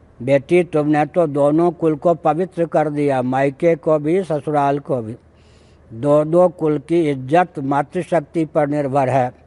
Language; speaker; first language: Hindi; non-native, local second language; Maithili